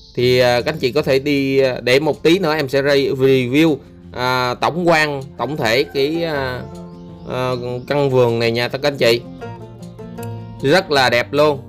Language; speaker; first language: Vietnamese; native; Vietnamese